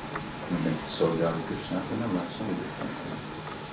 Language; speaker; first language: Hungarian; early bilingual, heritage; Hungarian